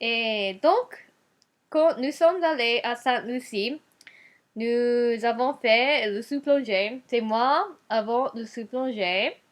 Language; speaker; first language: French; non-native, learner; Japanese